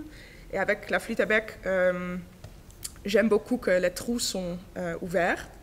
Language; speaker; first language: French; non-native, fluent; Dutch